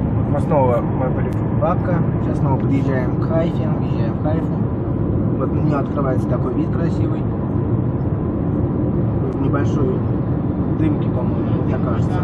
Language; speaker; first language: Russian; native; Russian